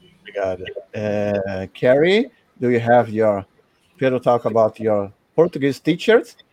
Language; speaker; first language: English; non-native, learner; Portuguese